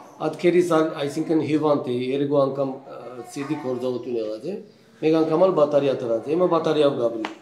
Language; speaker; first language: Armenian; early bilingual, heritage; Armenian